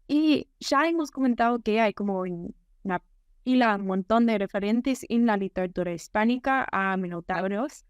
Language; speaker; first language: Spanish; non-native, fluent; English